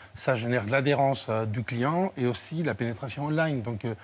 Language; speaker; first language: French; non-native, fluent; Spanish